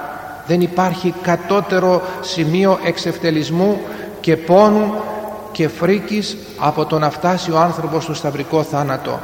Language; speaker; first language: Greek; native; Greek